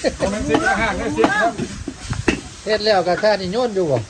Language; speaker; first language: Thai; non-native, local second language; Northeastern Thai